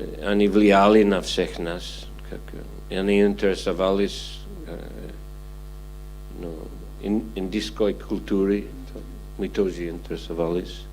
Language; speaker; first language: Russian; non-native, fluent; English